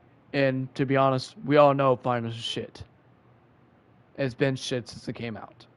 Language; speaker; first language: English; native; English